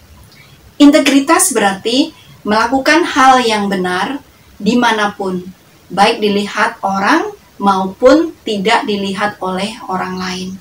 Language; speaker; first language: Indonesian; native; Indonesian